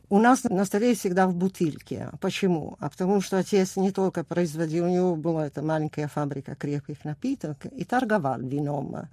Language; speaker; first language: Russian; non-native, fluent; Italian